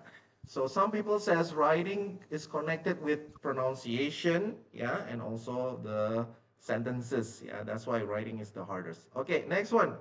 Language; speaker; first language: English; non-native, fluent; Indonesian